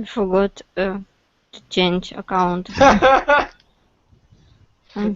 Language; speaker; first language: English; non-native, learner; Russian